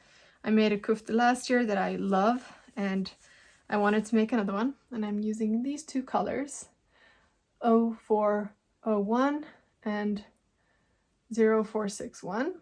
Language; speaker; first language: English; non-native, fluent; Norwegian